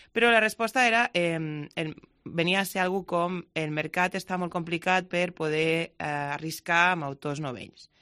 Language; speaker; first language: Catalan; non-native, local second language; Spanish